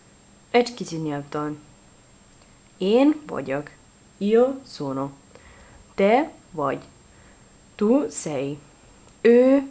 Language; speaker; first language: Hungarian; non-native, learner; Italian